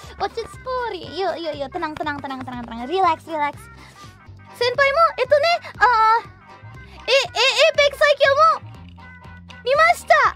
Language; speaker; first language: Japanese; non-native, learner; Indonesian